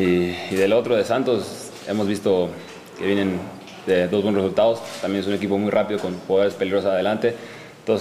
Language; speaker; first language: Spanish; native; Spanish